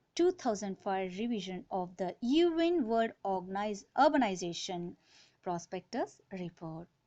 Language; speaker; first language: English; non-native, local second language; Kannada